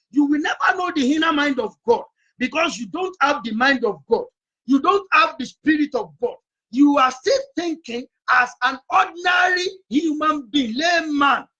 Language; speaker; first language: English; non-native, local second language; Yoruba